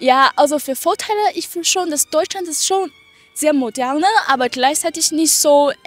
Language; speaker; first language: German; non-native, fluent; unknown